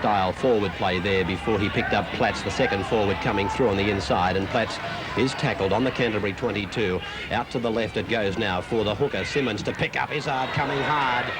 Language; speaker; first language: English; native; English